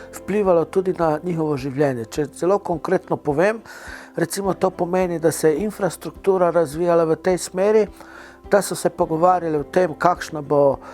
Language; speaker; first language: Slovenian; non-native, local second language; Romany